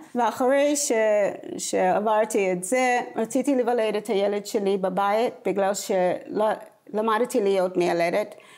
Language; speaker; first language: Hebrew; non-native, fluent; English